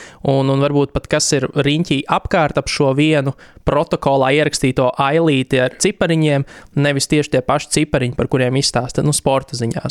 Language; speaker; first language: Latvian; native; Latvian